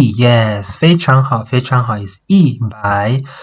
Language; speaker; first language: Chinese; non-native, fluent; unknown